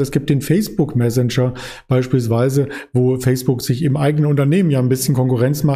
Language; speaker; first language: German; native; German